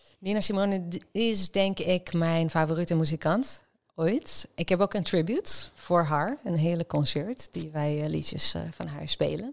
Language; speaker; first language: Dutch; non-native, fluent; Hebrew